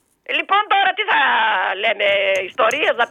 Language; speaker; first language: Greek; native; Greek